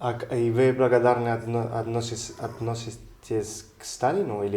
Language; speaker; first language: Russian; non-native, learner; Spanish